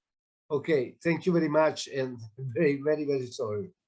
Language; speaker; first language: English; non-native, learner; Italian